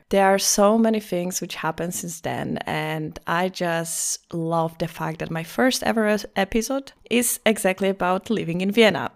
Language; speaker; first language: English; non-native, fluent; Polish